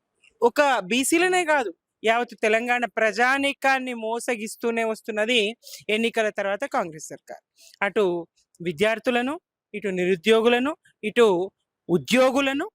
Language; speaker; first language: Telugu; native; Telugu